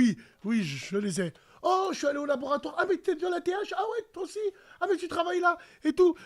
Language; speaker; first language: French; native; French